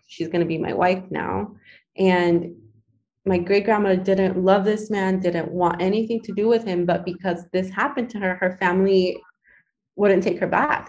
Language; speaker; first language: English; early bilingual, other home language; Spanish